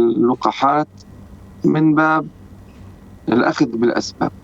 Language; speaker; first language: Arabic; native; Arabic